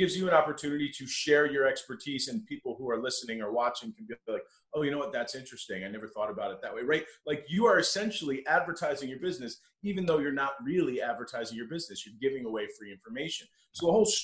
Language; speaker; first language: English; native; English